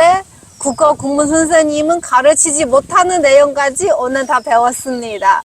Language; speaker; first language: Korean; non-native, fluent; Chinese